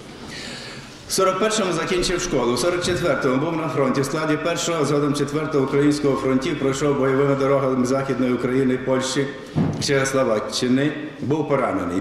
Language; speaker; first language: Ukrainian; native; Ukrainian